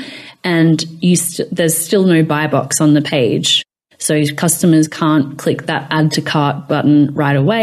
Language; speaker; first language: English; native; English